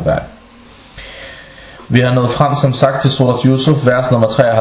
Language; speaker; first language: Danish; non-native, local second language; Arabic